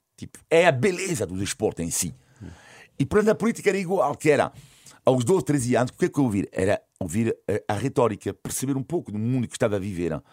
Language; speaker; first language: Portuguese; non-native, fluent; French